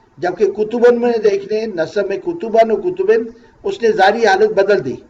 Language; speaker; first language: Urdu; native; Urdu